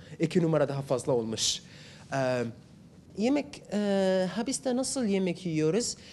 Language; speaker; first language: Turkish; non-native, learner; Arabic